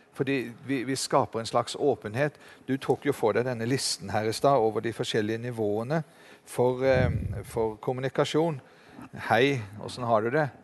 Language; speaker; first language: Norwegian; native; Norwegian